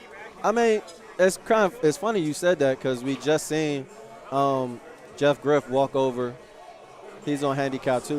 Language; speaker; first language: English; native; English